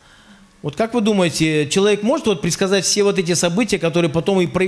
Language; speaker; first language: Russian; native; Russian